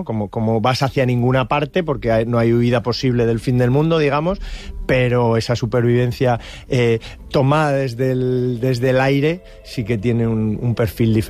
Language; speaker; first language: Spanish; native; Spanish